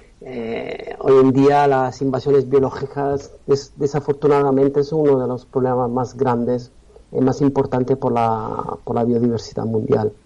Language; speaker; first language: Spanish; non-native, fluent; Italian